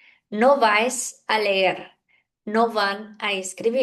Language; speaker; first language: Spanish; non-native, fluent; Portuguese